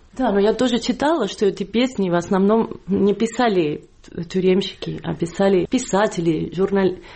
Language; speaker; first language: Russian; non-native, fluent; Catalan